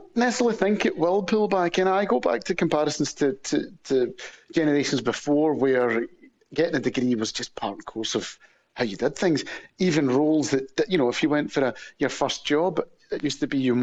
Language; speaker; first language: English; native; English